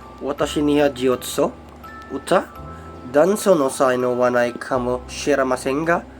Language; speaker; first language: Japanese; non-native, learner; Hiligaynon